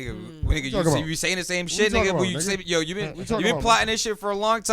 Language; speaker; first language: English; native; English